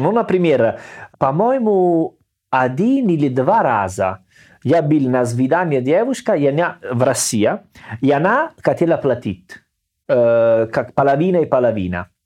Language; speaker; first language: Russian; non-native, learner; Italian